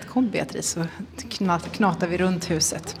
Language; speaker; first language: Swedish; native; Swedish